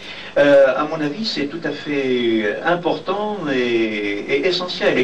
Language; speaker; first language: French; non-native, local second language; Kabyle